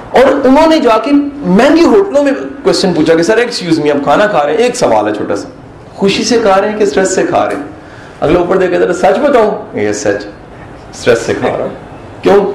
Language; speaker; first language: Urdu; non-native, local second language; Punjabi